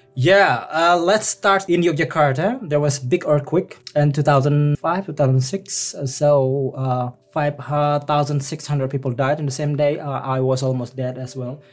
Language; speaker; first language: English; non-native, fluent; Indonesian